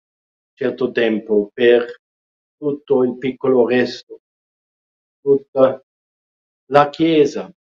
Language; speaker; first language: Italian; non-native, fluent; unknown